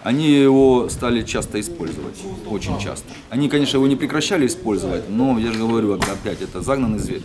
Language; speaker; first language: Russian; native; Russian